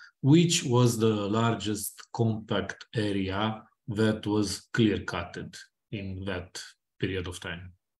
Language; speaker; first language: English; non-native, fluent; Romanian